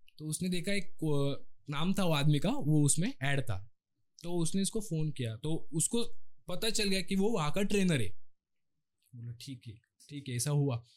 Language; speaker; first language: Hindi; non-native, local second language; Marathi